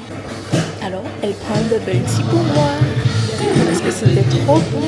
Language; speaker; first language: French; native; French